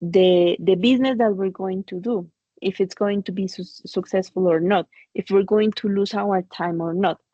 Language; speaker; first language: English; non-native, fluent; Spanish